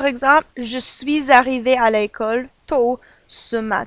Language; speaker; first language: French; non-native, fluent; English